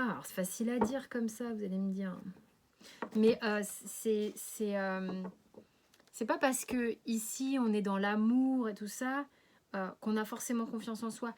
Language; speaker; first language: French; native; French